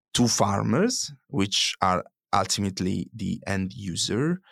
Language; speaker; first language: English; non-native, fluent; Italian